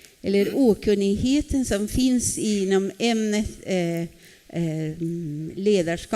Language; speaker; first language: Swedish; non-native, fluent; Spanish